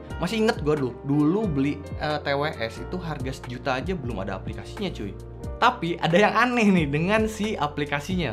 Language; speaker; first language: Indonesian; native; Indonesian